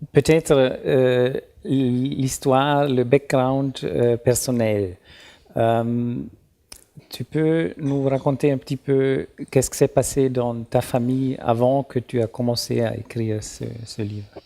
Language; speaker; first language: French; non-native, learner; German